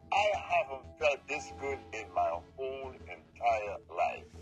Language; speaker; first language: English; non-native, fluent; Spanish